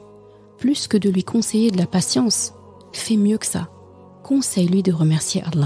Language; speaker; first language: French; native; French